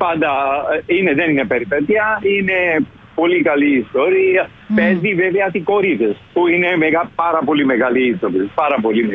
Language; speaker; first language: Greek; non-native, fluent; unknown